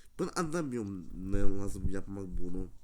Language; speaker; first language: Turkish; non-native, learner; Russian